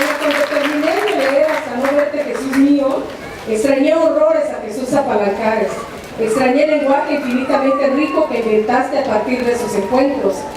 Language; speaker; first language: Spanish; native; Spanish